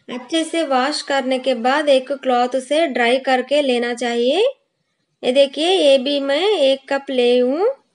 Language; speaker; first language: Hindi; non-native, local second language; Kannada